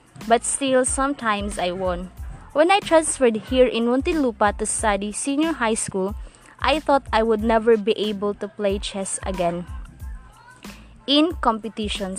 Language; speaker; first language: English; non-native, local second language; Cebuano